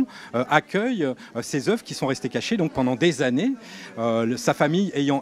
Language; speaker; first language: French; native; French